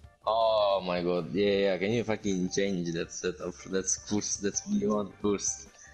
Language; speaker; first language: English; non-native, fluent; Italian